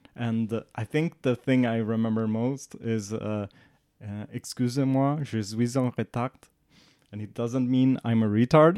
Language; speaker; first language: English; non-native, fluent; Swedish